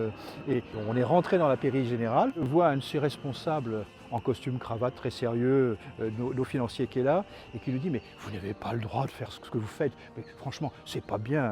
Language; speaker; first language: French; native; French